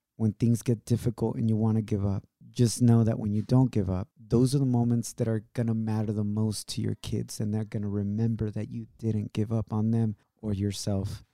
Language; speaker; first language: English; early bilingual, other home language; Spanish